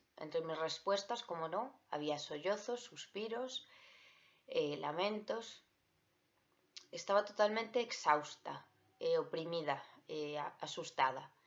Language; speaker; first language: Spanish; native; Spanish